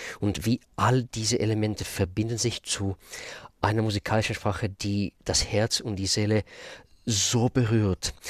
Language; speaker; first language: German; non-native, fluent; Russian